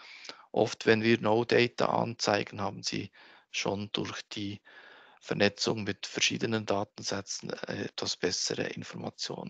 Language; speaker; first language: German; native; German